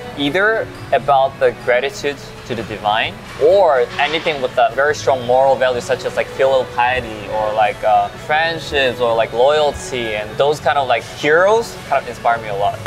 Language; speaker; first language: English; non-native, fluent; Korean